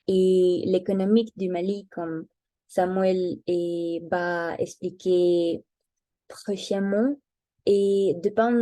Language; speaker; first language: French; non-native, learner; Spanish